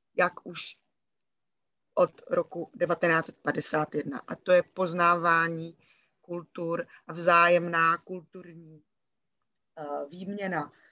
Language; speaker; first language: Czech; native; Czech